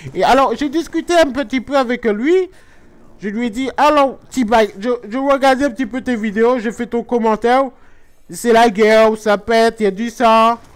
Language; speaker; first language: French; native; French